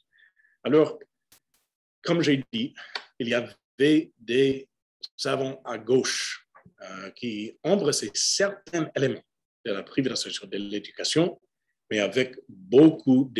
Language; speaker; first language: French; non-native, fluent; English